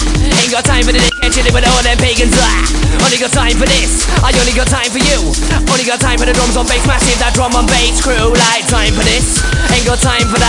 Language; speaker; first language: English; native; English